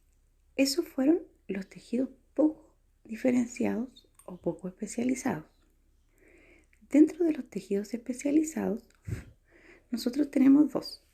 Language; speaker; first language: Spanish; native; Spanish